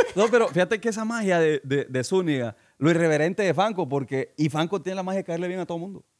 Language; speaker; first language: Spanish; native; Spanish